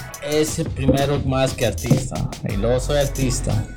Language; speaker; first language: Spanish; early bilingual, heritage; Spanish